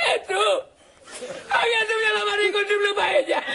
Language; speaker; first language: Spanish; native; Spanish